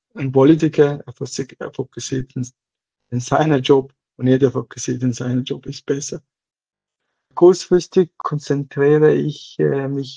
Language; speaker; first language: German; non-native, local second language; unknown